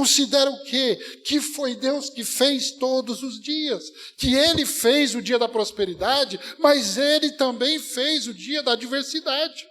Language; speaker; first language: Portuguese; native; Portuguese